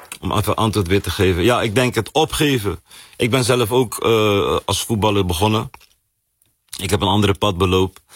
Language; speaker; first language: Dutch; early bilingual, other home language; Papiamento